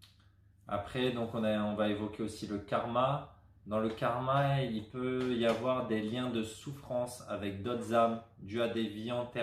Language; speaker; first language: French; native; French